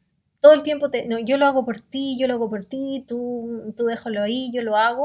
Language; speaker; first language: Spanish; native; Spanish